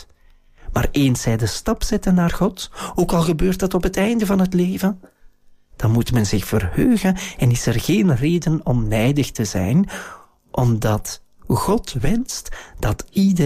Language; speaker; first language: Dutch; native; Dutch